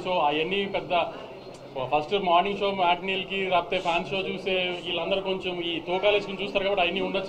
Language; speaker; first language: Telugu; native; Telugu